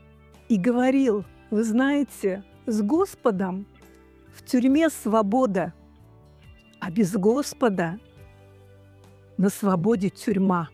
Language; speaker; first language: Russian; native; Russian